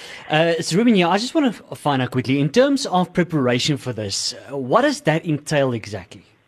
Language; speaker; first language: English; non-native, local second language; Afrikaans